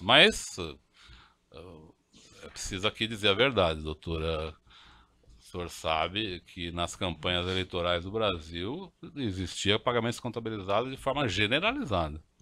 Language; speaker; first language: Portuguese; native; Portuguese